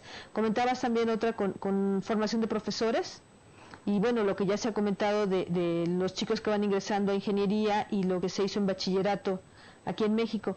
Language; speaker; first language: Spanish; native; Spanish